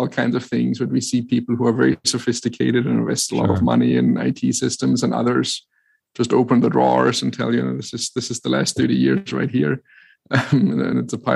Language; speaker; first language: English; non-native, fluent; German